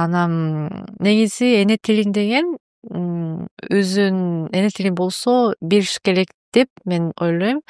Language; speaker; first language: Kyrgyz; non-native, learner; Japanese